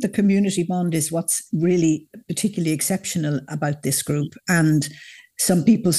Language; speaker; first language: English; native; English